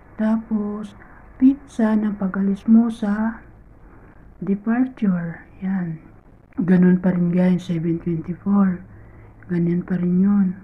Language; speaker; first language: Filipino; non-native, local second language; Cebuano